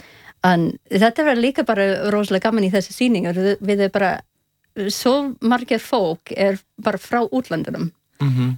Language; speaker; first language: Icelandic; non-native, learner; English